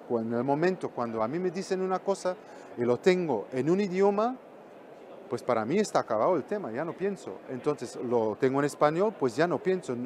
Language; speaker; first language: Spanish; non-native, fluent; Dutch